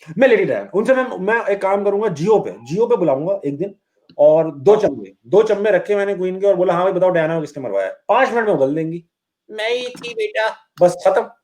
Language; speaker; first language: Hindi; native; Hindi